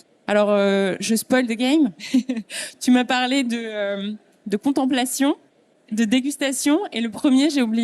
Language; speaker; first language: French; native; French